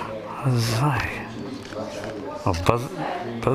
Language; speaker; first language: Welsh; non-native, learner; English